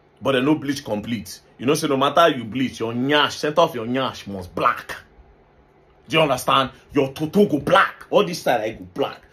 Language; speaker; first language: Nigerian Pidgin; native; Nigerian Pidgin